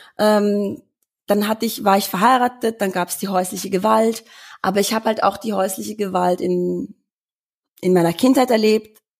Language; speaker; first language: German; early bilingual, other home language; Albanian